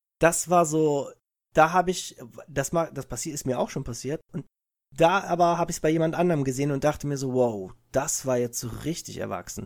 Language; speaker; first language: German; early bilingual, other home language; Italian